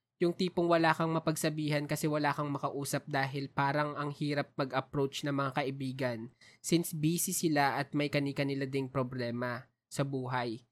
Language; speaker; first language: Filipino; native; Filipino